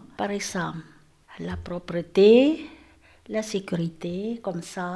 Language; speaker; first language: French; non-native, learner; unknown